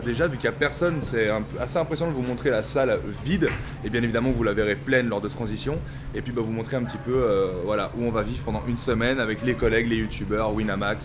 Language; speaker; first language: French; native; French